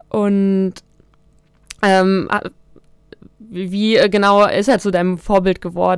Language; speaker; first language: German; native; German